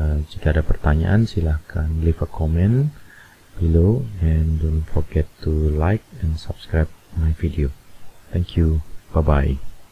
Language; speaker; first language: English; non-native, fluent; Indonesian